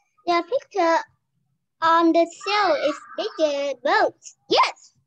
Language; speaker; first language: English; non-native, learner; Vietnamese